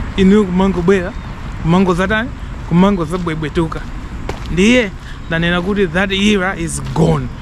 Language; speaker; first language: Nyanja; non-native, local second language; Tumbuka